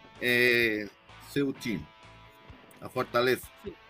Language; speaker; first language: Portuguese; non-native, learner; Spanish